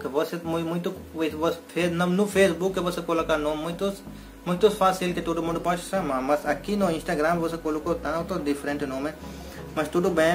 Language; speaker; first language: Portuguese; non-native, learner; Hindi